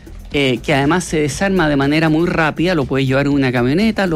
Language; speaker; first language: Spanish; native; Spanish